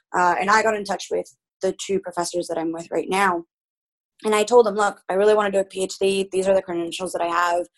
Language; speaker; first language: English; early bilingual, other home language; Spanish